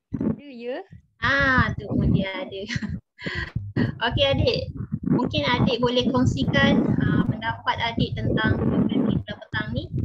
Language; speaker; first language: Malay; native; Malay